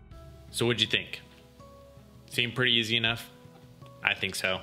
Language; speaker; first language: English; native; English